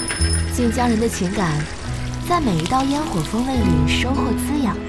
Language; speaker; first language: Chinese; native; Chinese